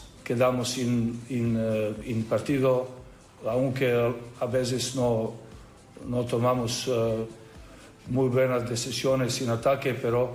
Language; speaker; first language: Spanish; non-native, learner; Serbian